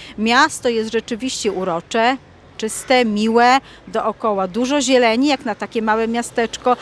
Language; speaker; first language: Polish; native; Polish